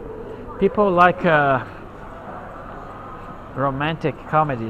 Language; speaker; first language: English; non-native, fluent; Portuguese